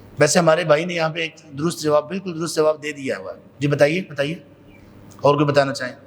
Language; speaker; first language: Urdu; non-native, local second language; Punjabi